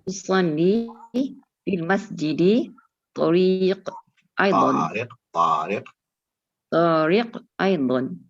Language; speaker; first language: Arabic; non-native, learner; Malay